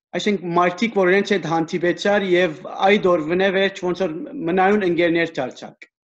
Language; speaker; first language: Armenian; early bilingual, heritage; Armenian